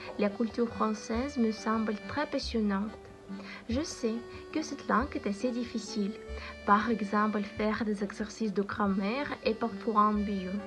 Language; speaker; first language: French; non-native, fluent; Russian